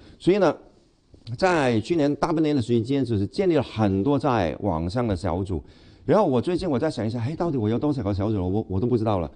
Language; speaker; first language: Chinese; non-native, local second language; Cantonese